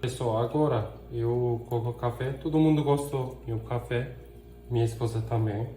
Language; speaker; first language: Portuguese; non-native, learner; Turkish